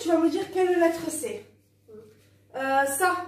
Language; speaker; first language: French; native; French